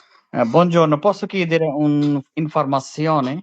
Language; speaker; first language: Italian; non-native, learner; Bangla